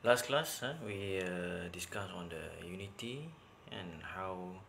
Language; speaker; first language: English; non-native, local second language; Malay